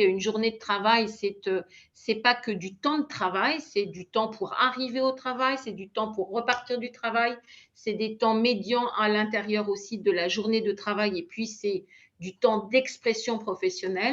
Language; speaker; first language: French; native; French